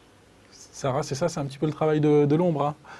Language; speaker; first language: French; native; French